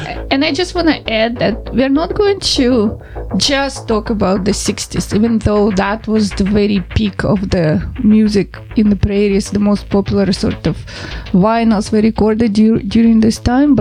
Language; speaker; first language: English; non-native, fluent; Ukrainian